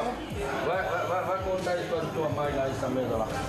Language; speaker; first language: Portuguese; non-native, fluent; French